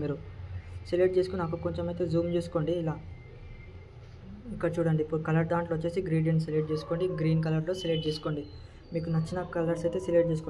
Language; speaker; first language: Telugu; native; Telugu